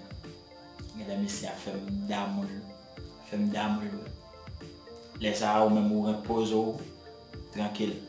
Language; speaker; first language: French; non-native, learner; Haitian Creole